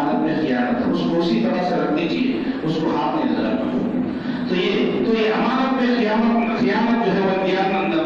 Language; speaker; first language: Urdu; native; Urdu